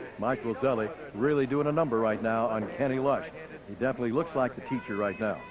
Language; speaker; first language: English; native; English